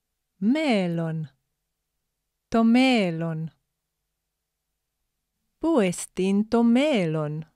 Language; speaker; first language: Greek; non-native, fluent; English